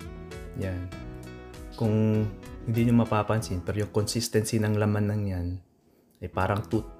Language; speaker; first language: Filipino; native; Filipino